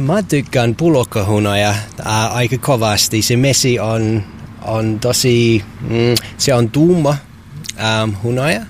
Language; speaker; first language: Finnish; non-native, fluent; English